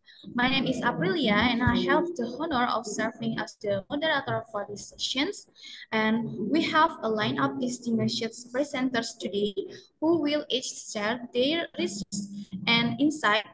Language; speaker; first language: English; non-native, fluent; Indonesian